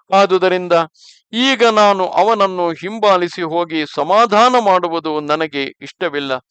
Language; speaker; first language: Kannada; native; Kannada